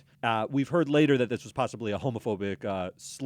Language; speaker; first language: English; native; English